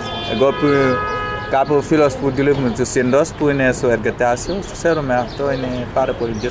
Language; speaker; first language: Greek; non-native, learner; Wolof